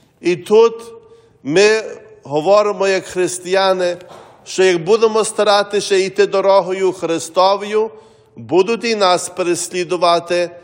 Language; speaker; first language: Ukrainian; early bilingual, heritage; Ukrainian